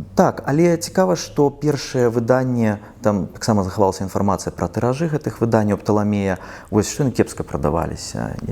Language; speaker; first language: Belarusian; non-native, local second language; Russian